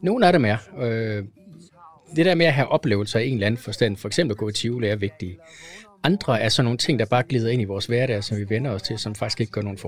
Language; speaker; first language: Danish; native; Danish